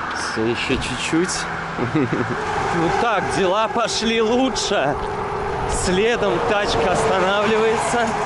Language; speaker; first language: Russian; native; Russian